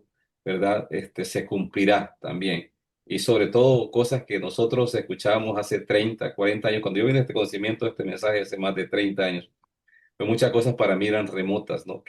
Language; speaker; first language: Spanish; native; Spanish